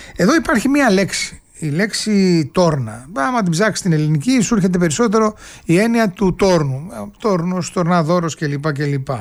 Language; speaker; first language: Greek; native; Greek